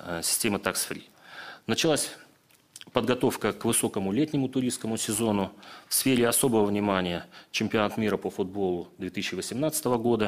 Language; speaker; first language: Russian; native; Russian